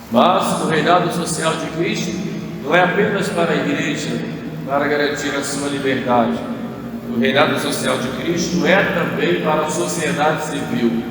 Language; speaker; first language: Portuguese; native; Portuguese